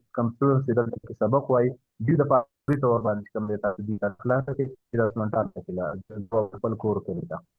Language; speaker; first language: Pashto; native; Pashto